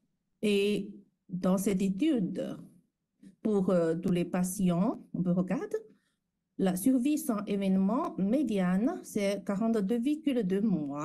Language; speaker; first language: French; non-native, fluent; Chinese